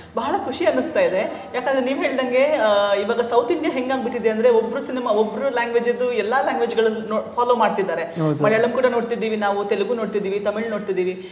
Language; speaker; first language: Kannada; non-native, local second language; Konkani